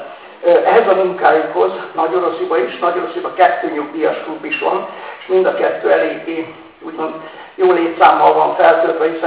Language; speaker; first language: Hungarian; native; Hungarian